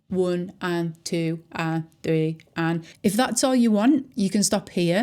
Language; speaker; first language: English; native; English